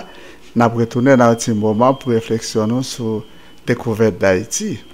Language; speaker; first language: French; non-native, local second language; Haitian Creole